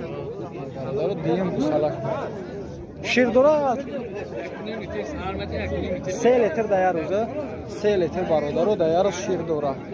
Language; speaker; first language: Tajik; native; Tajik